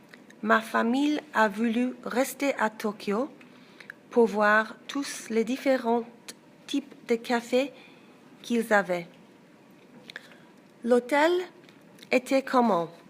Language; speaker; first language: French; non-native, learner; English